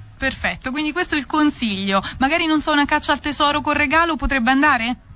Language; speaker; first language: Italian; native; Italian